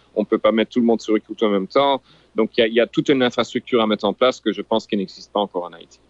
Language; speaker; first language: French; non-native, local second language; Haitian Creole